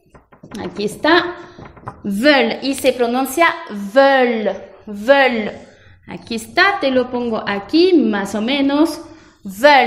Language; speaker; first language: Spanish; non-native, fluent; French